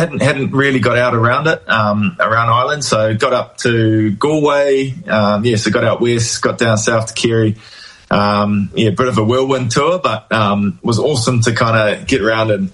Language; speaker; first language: English; native; English